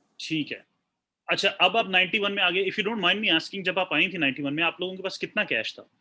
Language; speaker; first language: Urdu; native; Urdu